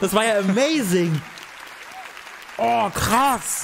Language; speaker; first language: German; native; German